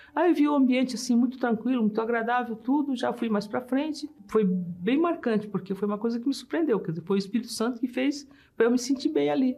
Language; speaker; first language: Portuguese; early bilingual, other home language; German